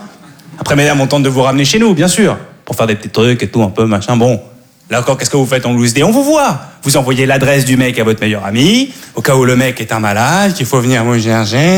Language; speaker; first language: French; native; French